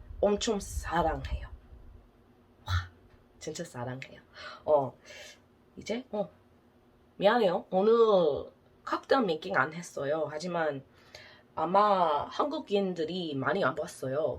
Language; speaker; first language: Korean; non-native, learner; English